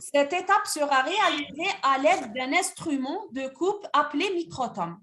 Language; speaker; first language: French; non-native, local second language; Arabic